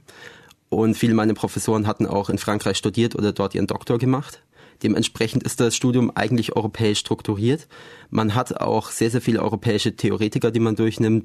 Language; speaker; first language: German; native; German